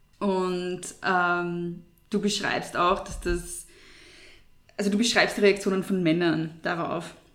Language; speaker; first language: German; native; German